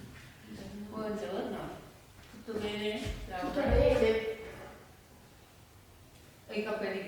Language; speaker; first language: Italian; non-native, learner; French